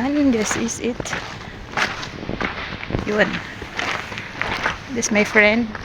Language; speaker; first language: English; non-native, local second language; Cebuano